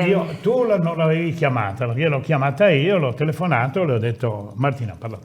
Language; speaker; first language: Italian; native; Italian